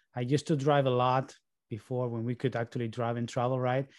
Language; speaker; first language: English; early bilingual, other home language; Spanish